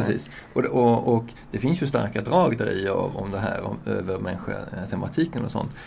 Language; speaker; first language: Swedish; native; Swedish